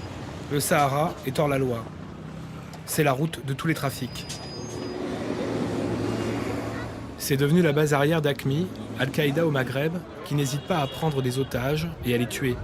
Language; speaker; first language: French; native; French